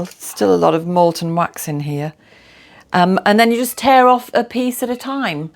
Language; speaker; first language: English; native; English